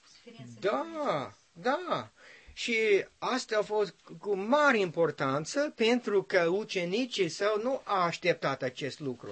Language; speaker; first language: Romanian; non-native, learner; English